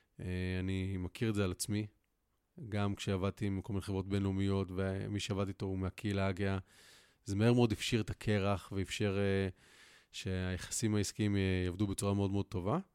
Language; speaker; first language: Hebrew; native; Hebrew